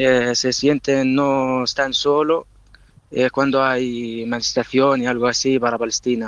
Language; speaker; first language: Spanish; non-native, learner; Arabic